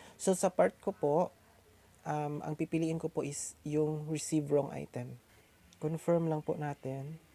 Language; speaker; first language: Filipino; non-native, local second language; Cebuano